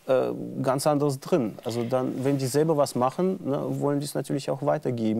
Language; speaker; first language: German; non-native, fluent; Russian